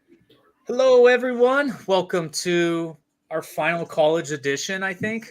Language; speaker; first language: English; native; English